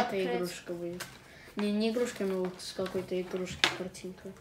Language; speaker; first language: Russian; early bilingual, heritage; English